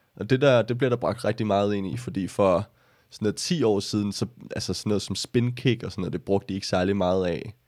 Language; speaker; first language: Danish; native; Danish